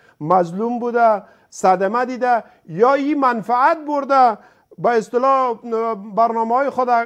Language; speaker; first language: Persian; native; Persian